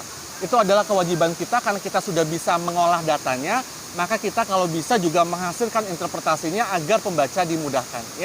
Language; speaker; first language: Indonesian; native; Indonesian